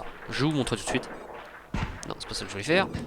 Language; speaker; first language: French; native; French